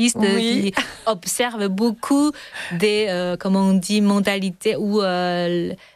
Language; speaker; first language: French; non-native, learner; Chinese